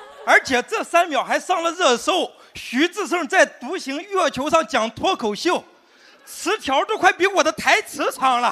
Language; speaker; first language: Chinese; native; Chinese